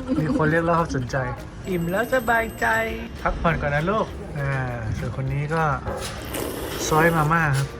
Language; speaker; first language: Thai; native; Thai